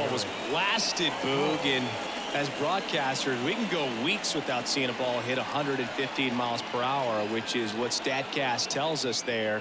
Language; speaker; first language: English; native; English